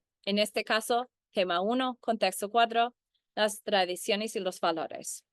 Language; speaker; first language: Spanish; early bilingual, heritage; Spanish